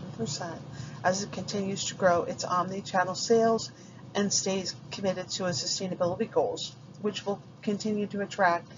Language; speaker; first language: English; native; English